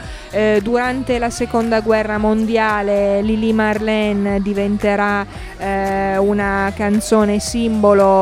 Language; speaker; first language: Italian; native; Italian